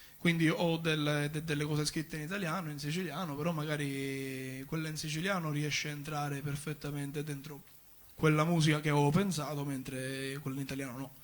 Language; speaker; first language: Italian; native; Italian